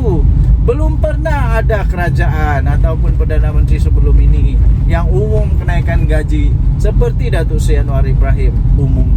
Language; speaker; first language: Malay; native; Malay